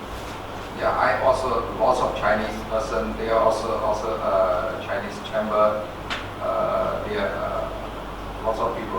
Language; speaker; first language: English; non-native, learner; Chinese